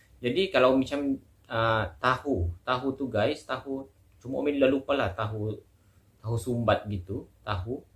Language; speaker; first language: Malay; native; Malay